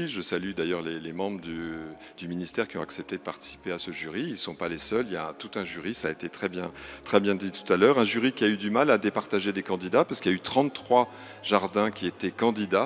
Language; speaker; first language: French; native; French